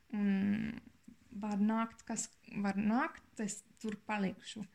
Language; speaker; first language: Latvian; non-native, learner; German